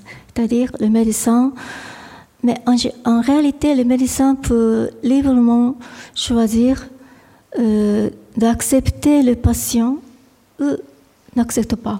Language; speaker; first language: French; non-native, fluent; Japanese